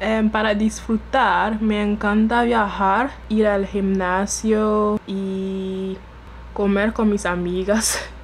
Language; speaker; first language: Spanish; non-native, learner; French